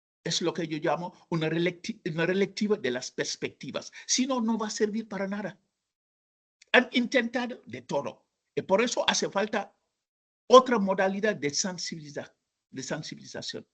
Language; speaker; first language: Spanish; non-native, fluent; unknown